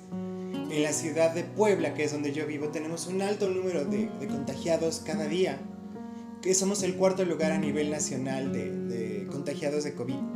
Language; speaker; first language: Spanish; native; Spanish